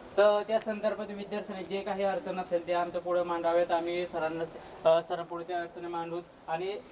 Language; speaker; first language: Marathi; non-native, local second language; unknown